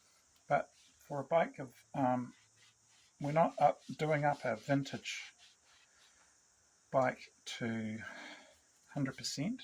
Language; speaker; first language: English; native; English